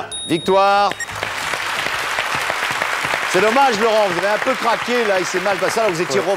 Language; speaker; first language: French; native; French